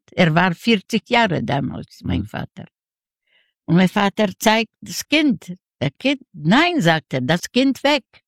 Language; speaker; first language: German; non-native, learner; Ukrainian